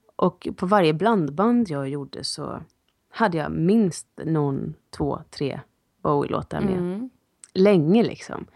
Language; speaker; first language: Swedish; native; Swedish